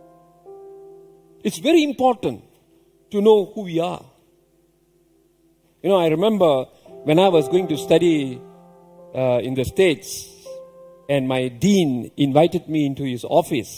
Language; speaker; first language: English; non-native, local second language; Tamil